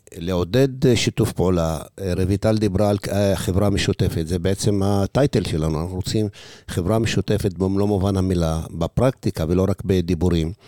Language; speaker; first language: Hebrew; non-native, local second language; Arabic